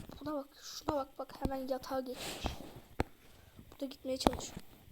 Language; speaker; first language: Turkish; native; Turkish